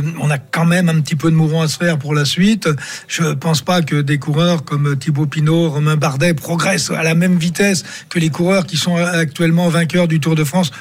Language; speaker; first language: French; native; French